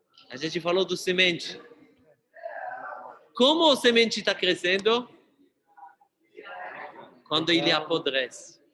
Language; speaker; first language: Portuguese; non-native, fluent; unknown